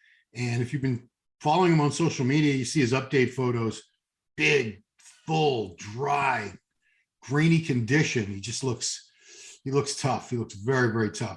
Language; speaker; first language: English; native; English